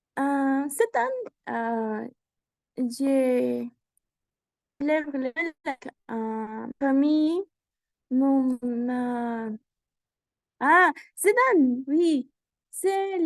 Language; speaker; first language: French; non-native, learner; Spanish